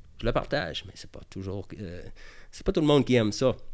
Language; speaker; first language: French; early bilingual, heritage; French